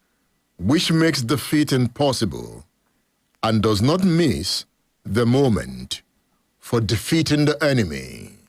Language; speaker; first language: English; non-native, local second language; Yoruba